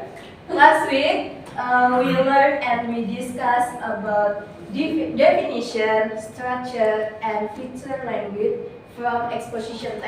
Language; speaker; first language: English; non-native, learner; Indonesian